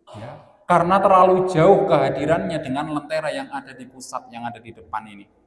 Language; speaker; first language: Indonesian; non-native, local second language; Javanese